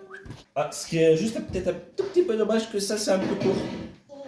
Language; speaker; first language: French; native; French